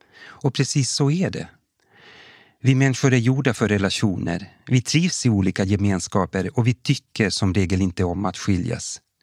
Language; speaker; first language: Swedish; native; Swedish